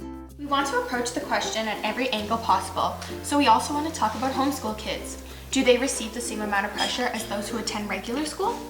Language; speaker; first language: English; native; English